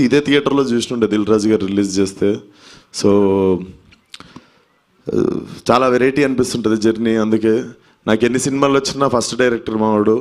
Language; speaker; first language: Telugu; native; Telugu